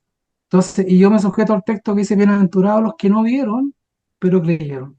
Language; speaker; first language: Spanish; native; Spanish